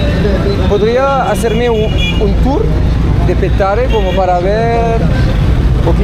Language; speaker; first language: Spanish; non-native, learner; French